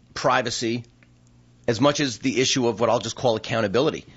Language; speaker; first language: English; native; English